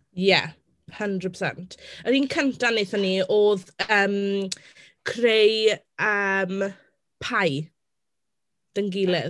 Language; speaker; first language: Welsh; non-native, local second language; English